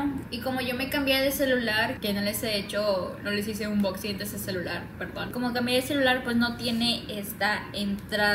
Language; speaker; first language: Spanish; native; Spanish